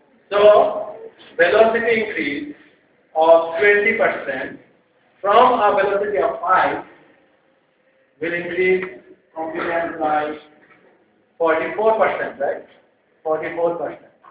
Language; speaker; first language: English; non-native, local second language; Bangla